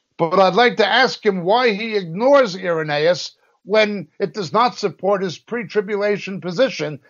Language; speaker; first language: English; native; English